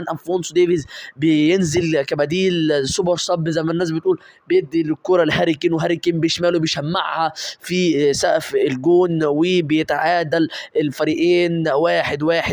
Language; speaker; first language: Arabic; native; Arabic